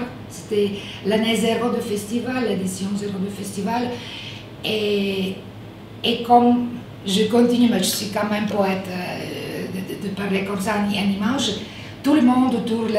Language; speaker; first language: French; non-native, fluent; Bulgarian